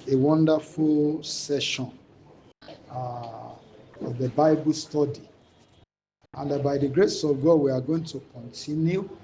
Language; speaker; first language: English; non-native, local second language; Yoruba